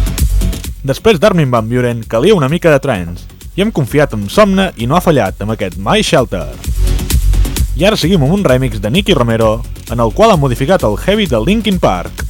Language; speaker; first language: Catalan; native; Catalan